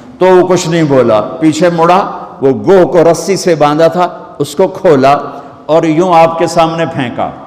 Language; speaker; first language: Urdu; non-native, local second language; Punjabi